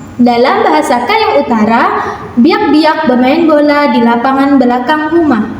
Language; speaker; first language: Indonesian; non-native, local second language; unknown